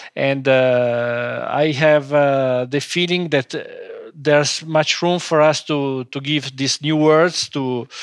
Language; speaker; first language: English; non-native, fluent; Italian